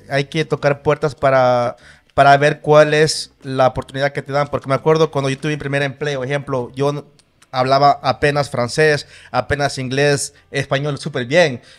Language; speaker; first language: Spanish; early bilingual, heritage; Spanish